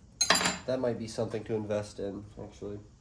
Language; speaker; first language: English; native; English